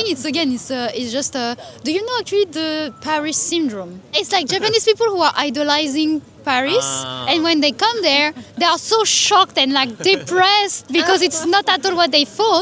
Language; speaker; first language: English; non-native, fluent; French